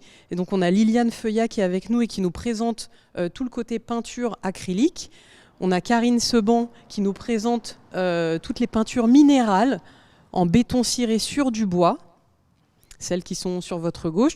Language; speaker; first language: French; native; French